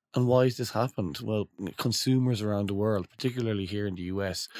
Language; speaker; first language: English; native; English